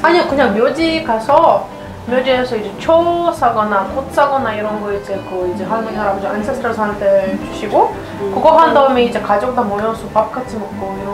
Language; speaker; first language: Korean; non-native, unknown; Lithuanian